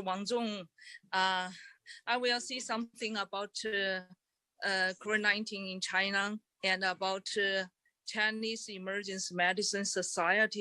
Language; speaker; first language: English; non-native, learner; Chinese